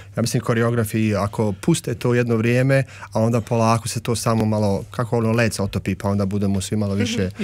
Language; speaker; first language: Serbian; early bilingual, heritage; Serbian